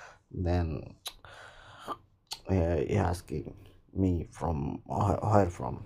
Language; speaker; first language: English; non-native, learner; Bangla